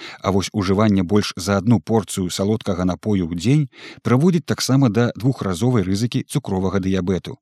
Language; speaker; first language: Belarusian; native; Belarusian